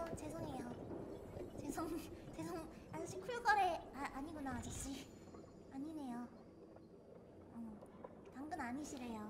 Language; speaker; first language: Korean; native; Korean